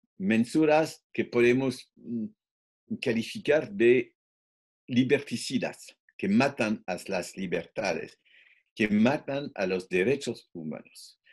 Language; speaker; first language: Spanish; non-native, fluent; French